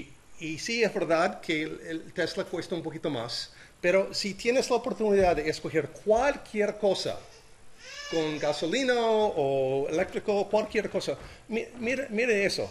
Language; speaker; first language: Spanish; non-native, learner; English